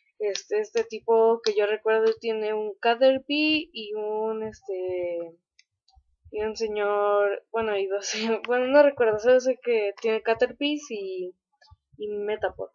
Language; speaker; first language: Spanish; native; Spanish